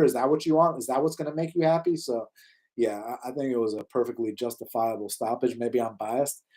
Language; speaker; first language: English; native; English